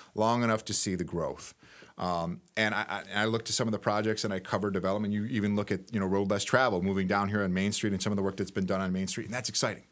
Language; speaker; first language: English; native; English